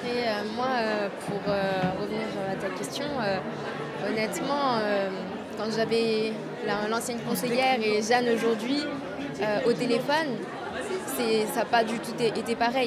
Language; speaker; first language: French; native; French